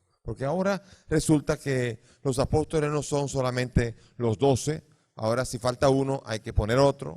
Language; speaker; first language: Spanish; native; Spanish